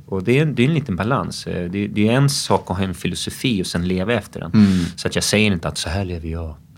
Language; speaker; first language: Swedish; early bilingual, other home language; English